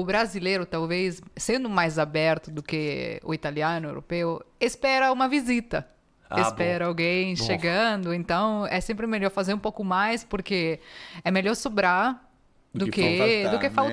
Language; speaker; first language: Portuguese; non-native, fluent; Italian